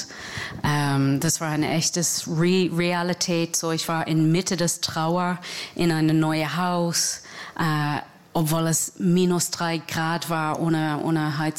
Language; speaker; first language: German; non-native, fluent; English